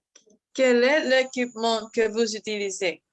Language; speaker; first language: French; non-native, learner; Spanish